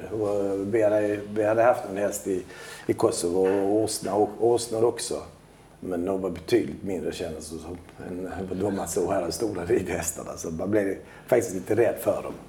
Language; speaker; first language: Swedish; early bilingual, other home language; Albanian